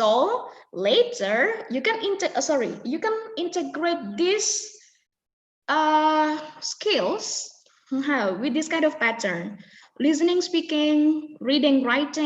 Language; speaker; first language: English; non-native, fluent; Indonesian